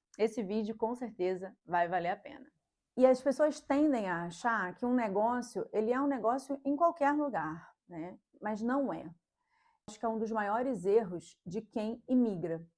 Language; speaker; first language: Portuguese; native; Portuguese